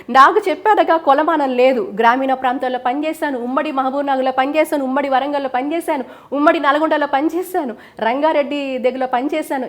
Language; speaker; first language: Telugu; native; Telugu